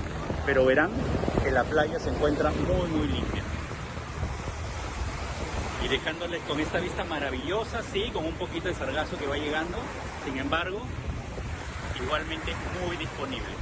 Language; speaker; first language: Spanish; native; Spanish